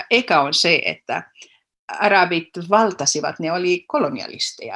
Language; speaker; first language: Finnish; non-native, fluent; Arabic